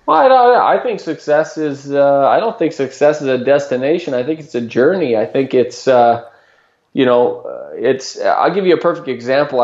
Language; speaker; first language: English; native; English